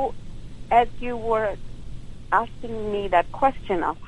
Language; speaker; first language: English; non-native, local second language; Hindi